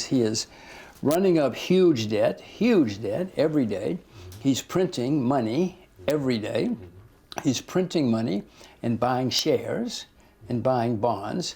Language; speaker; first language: English; native; English